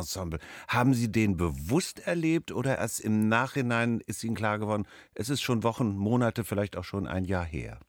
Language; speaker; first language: German; native; German